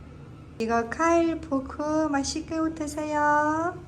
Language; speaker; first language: Korean; non-native, learner; Persian